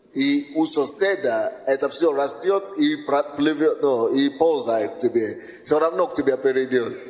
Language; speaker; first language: Russian; non-native, fluent; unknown